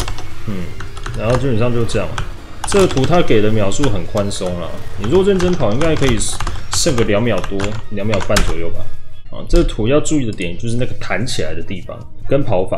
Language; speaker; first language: Chinese; native; Chinese